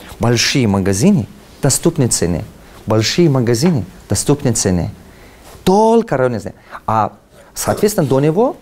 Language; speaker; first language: Russian; non-native, local second language; Tajik